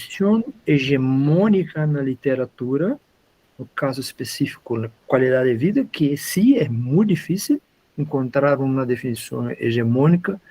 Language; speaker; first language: Spanish; non-native, learner; Portuguese